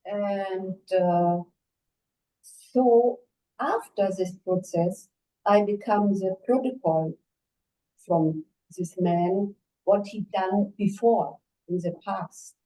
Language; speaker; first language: English; non-native, learner; German